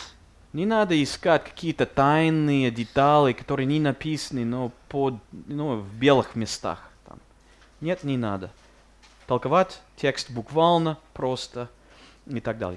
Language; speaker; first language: Russian; non-native, fluent; English